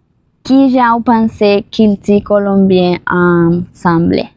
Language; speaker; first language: French; non-native, learner; Spanish